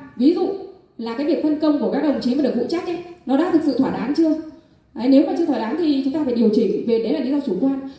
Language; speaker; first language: Vietnamese; non-native, local second language; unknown